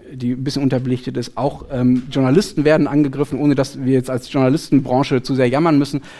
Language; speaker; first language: German; native; German